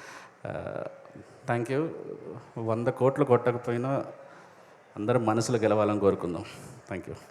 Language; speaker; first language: Telugu; native; Telugu